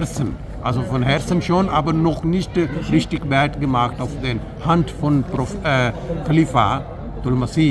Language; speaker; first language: German; non-native, learner; Urdu